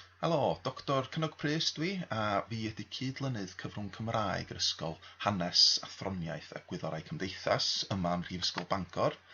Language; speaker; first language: Welsh; native; Welsh